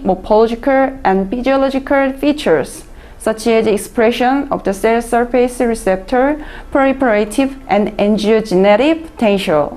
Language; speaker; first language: English; non-native, learner; Korean